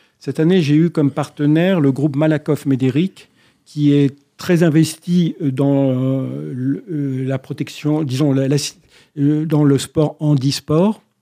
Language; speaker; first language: French; native; French